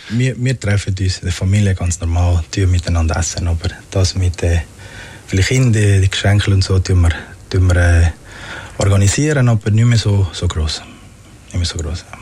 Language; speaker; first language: German; non-native, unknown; Spanish